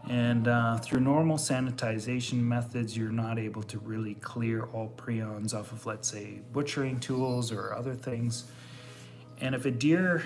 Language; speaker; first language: English; native; English